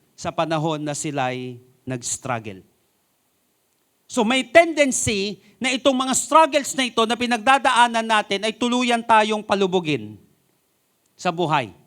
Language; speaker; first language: Filipino; non-native, local second language; Iloko